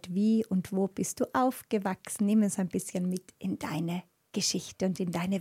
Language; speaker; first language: German; native; German